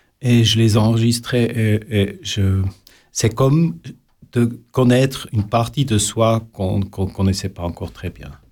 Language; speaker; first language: French; non-native, local second language; Swiss German